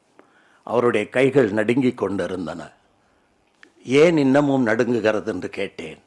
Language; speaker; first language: Tamil; native; Tamil